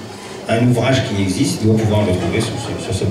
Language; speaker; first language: French; native; French